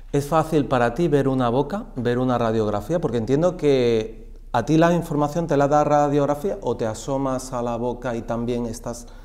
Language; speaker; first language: Spanish; native; Spanish